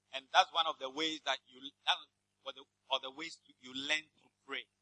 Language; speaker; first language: English; non-native, local second language; Akan